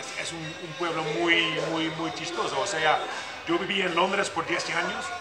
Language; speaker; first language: Spanish; non-native, fluent; Dutch